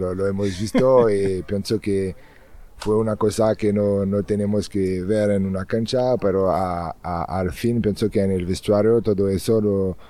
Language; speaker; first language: Spanish; non-native, learner; French